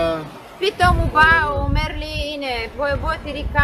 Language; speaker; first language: Hebrew; non-native, learner; Romanian